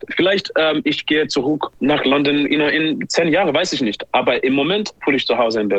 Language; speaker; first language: German; non-native, learner; English